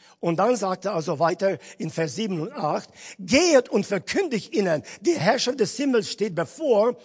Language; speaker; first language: German; non-native, fluent; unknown